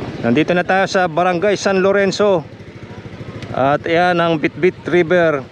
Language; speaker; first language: Filipino; native; Filipino